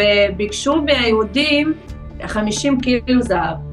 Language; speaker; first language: Hebrew; non-native, fluent; Arabic